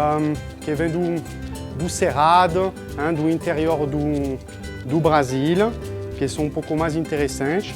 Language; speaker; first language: Portuguese; non-native, fluent; French